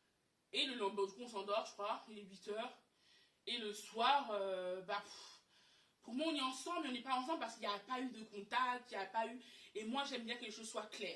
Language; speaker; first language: French; native; French